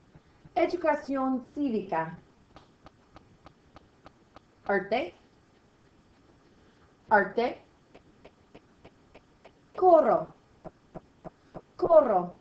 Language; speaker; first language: Spanish; non-native, fluent; English